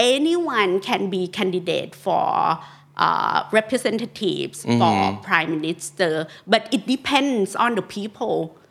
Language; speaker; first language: English; non-native, fluent; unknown